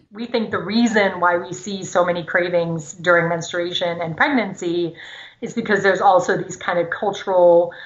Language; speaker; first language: English; non-native, fluent; German